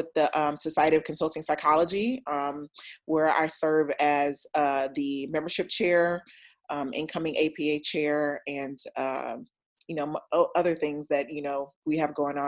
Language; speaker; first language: English; native; English